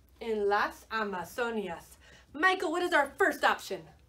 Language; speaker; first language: English; native; English